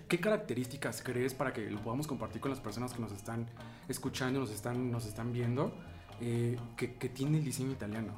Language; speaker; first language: Spanish; native; Spanish